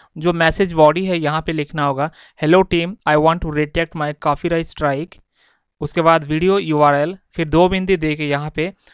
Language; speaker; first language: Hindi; non-native, local second language; Bangla